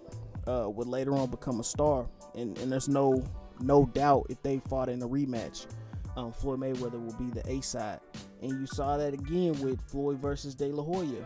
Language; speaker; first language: English; native; English